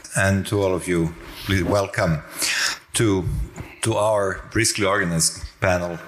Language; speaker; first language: English; non-native, fluent; Croatian